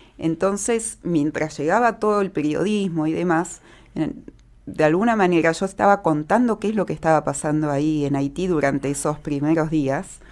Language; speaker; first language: Spanish; early bilingual, other home language; Hebrew